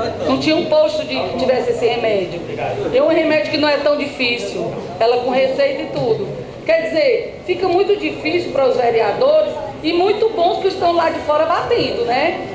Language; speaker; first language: Portuguese; native; Portuguese